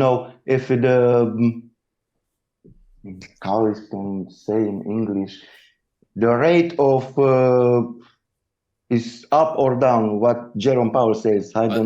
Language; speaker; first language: English; non-native, learner; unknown